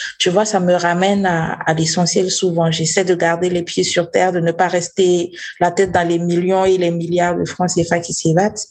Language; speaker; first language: French; non-native, local second language; Mossi